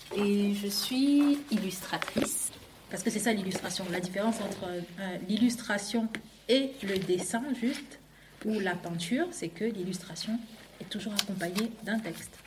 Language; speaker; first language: French; non-native, local second language; Duala